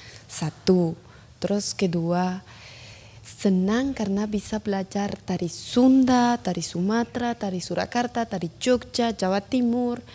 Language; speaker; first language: Indonesian; non-native, learner; Spanish